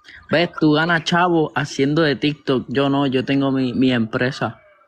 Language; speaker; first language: Spanish; native; Spanish